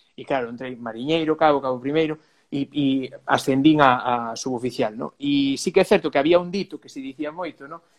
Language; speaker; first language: Galician; non-native, local second language; Spanish